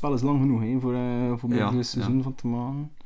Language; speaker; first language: Dutch; native; Dutch